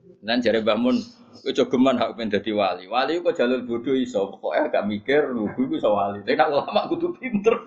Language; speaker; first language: Indonesian; non-native, local second language; Javanese